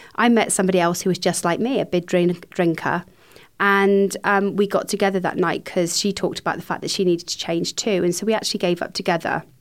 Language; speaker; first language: English; native; English